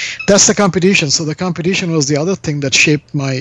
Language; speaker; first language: English; non-native, local second language; Bangla